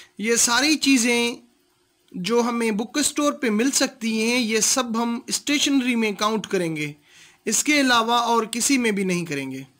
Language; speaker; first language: Urdu; non-native, local second language; Sindhi